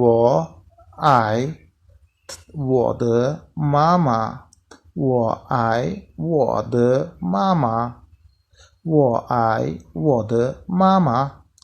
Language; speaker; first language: Chinese; non-native, fluent; Tajik